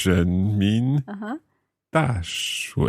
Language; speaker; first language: Chinese; non-native, learner; English